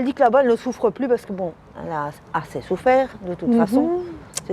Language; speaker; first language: French; native; French